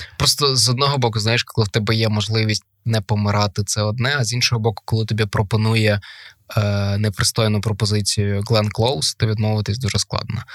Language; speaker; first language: Ukrainian; native; Ukrainian